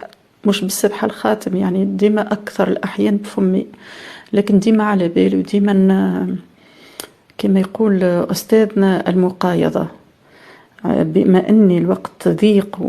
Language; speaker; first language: Arabic; native; Arabic